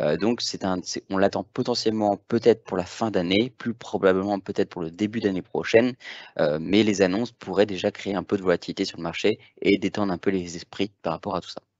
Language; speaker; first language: French; native; French